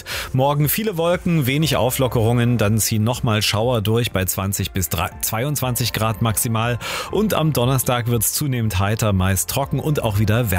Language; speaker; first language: German; native; German